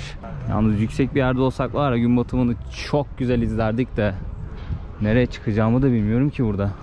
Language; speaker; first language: Turkish; native; Turkish